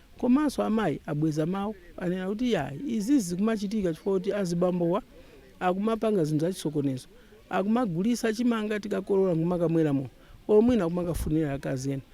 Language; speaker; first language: Nyanja; native; Nyanja